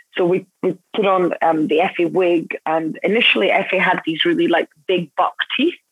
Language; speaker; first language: English; native; English